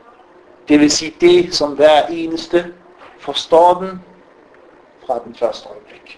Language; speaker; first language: Danish; non-native, fluent; Arabic